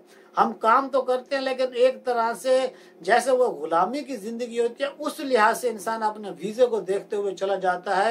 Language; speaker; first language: Urdu; native; Urdu